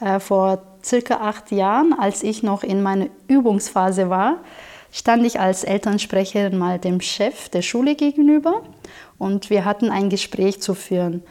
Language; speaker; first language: German; non-native, fluent; Turkish